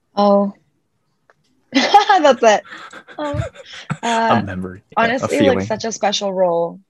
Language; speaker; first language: English; early bilingual, other home language; Spanish